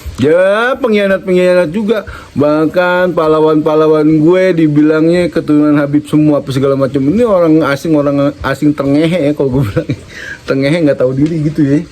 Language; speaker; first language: Indonesian; native; Indonesian